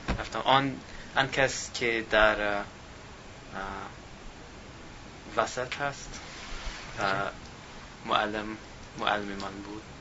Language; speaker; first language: Persian; non-native, learner; English